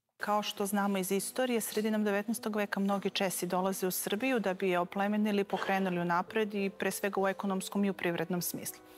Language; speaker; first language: Serbian; native; Serbian